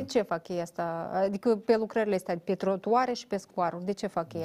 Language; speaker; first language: Romanian; native; Romanian